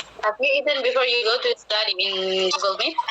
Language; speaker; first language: English; non-native, learner; Indonesian